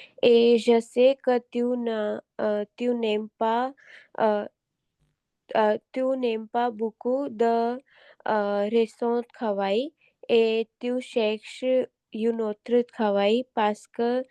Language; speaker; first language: French; non-native, learner; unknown